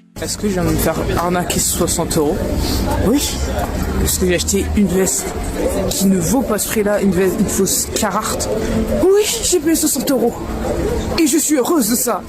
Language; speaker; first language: French; native; French